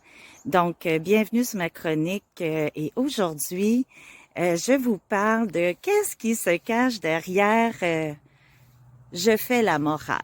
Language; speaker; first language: French; native; French